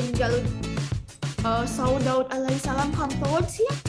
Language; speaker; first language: English; non-native, local second language; Indonesian